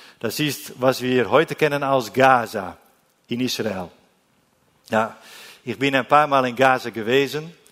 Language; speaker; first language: German; non-native, learner; Dutch